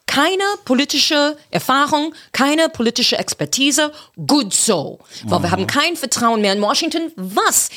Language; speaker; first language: German; non-native, fluent; English